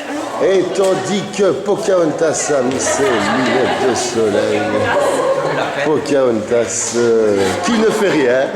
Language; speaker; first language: French; native; French